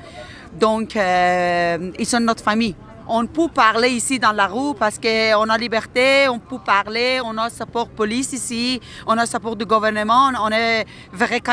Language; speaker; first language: French; non-native, local second language; Persian